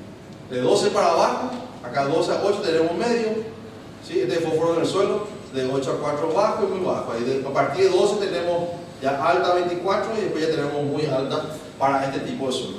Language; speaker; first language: Spanish; native; Spanish